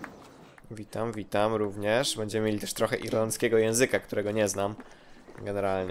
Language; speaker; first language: Polish; native; Polish